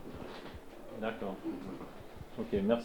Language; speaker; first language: French; non-native, local second language; Bambara